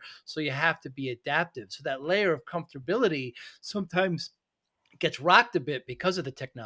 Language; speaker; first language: English; native; English